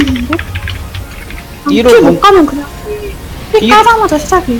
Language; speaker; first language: Korean; native; Korean